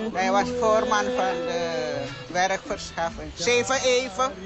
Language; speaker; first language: Dutch; non-native, local second language; Sranan Tongo